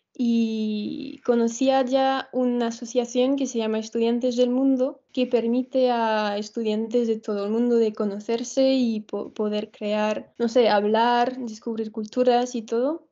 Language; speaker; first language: Spanish; non-native, fluent; French